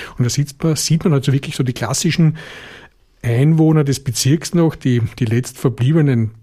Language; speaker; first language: German; native; German